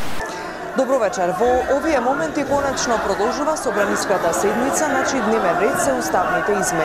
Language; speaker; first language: Macedonian; native; Macedonian